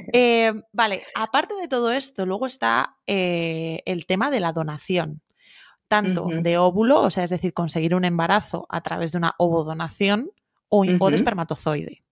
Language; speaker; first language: Spanish; native; Spanish